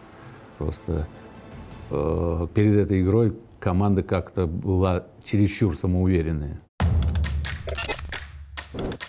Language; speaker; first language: Russian; native; Russian